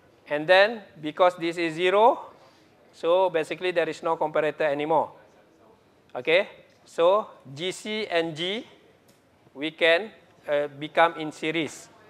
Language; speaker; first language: English; non-native, local second language; Malay